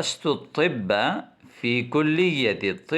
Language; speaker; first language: Arabic; non-native, fluent; Urdu